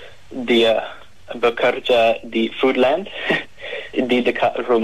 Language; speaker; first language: Indonesian; non-native, learner; English